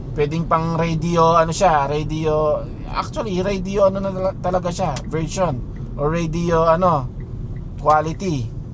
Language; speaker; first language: Filipino; non-native, local second language; Pampanga